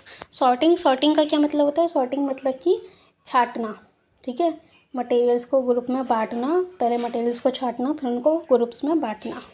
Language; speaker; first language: Hindi; native; Hindi